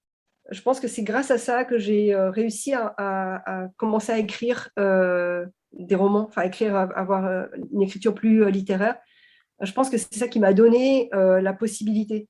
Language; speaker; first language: French; native; French